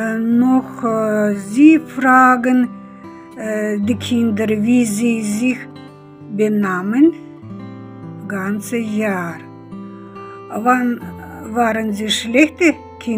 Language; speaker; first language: German; early bilingual, heritage; German